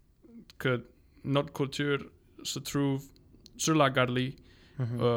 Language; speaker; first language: French; non-native, local second language; English